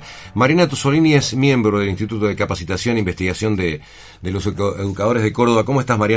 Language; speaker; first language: Spanish; native; Spanish